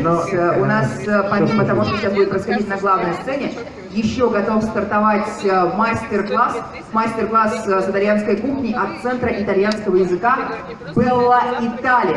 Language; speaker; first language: Russian; native; Russian